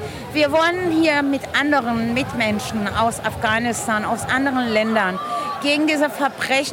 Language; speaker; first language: German; non-native, fluent; Persian